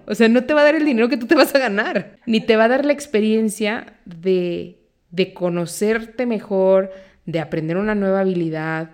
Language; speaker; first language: Spanish; native; Spanish